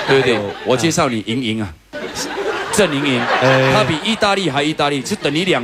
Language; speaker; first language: Chinese; native; Chinese